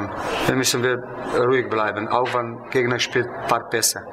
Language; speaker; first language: German; non-native, fluent; Slovenian